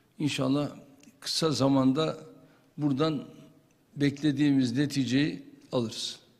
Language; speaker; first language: Turkish; native; Turkish